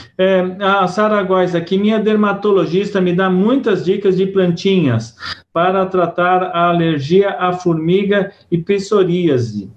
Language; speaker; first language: Portuguese; native; Portuguese